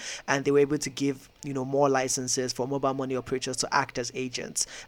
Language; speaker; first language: English; non-native, local second language; Yoruba